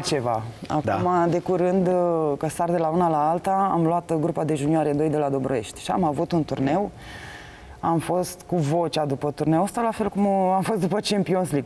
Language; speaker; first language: Romanian; native; Romanian